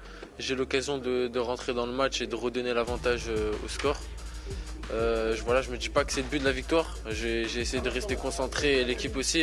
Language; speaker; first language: French; native; French